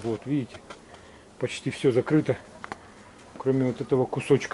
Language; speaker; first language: Russian; native; Russian